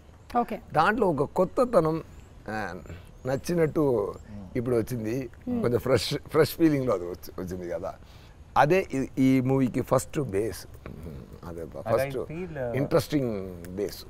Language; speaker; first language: Telugu; non-native, fluent; Tamil